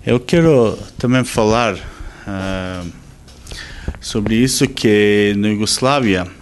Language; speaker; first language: Portuguese; non-native, fluent; Serbian